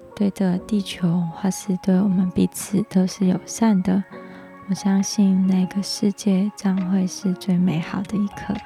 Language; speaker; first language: Chinese; non-native, local second language; Cantonese